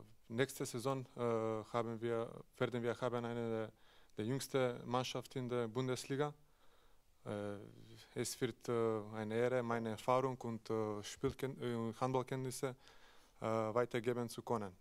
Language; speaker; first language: German; non-native, fluent; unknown